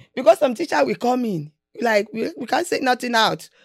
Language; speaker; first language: English; non-native, local second language; Yoruba